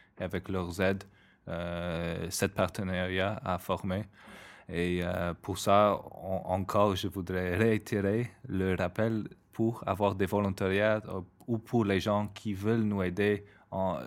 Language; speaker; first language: French; non-native, fluent; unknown